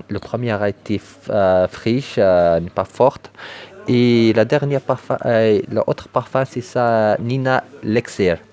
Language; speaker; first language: French; non-native, learner; Arabic